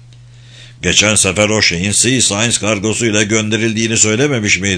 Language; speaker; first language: Turkish; native; Turkish